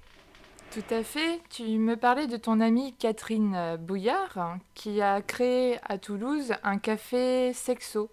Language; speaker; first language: French; native; French